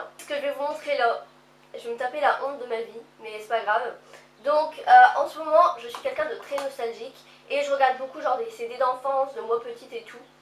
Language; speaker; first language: French; native; French